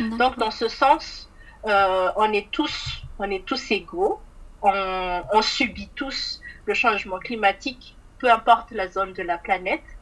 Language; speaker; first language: French; non-native, local second language; Malagasy